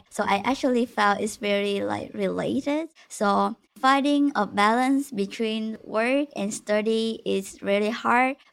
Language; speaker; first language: English; non-native, fluent; Vietnamese